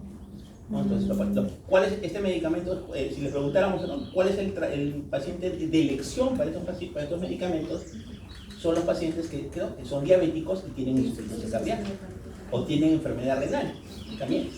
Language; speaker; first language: Spanish; native; Spanish